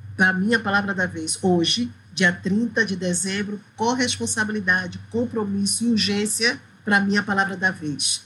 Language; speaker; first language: Portuguese; native; Portuguese